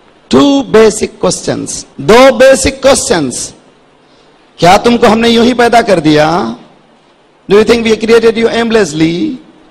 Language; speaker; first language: English; non-native, local second language; Urdu